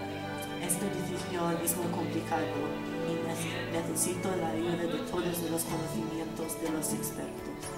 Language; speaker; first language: Spanish; non-native, learner; English